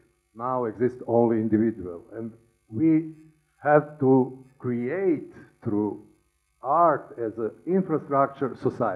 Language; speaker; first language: English; non-native, learner; Serbian